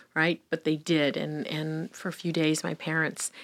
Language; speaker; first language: English; early bilingual, other home language; Filipino